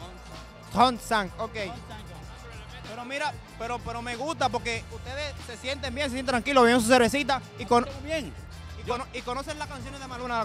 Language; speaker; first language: Spanish; native; Spanish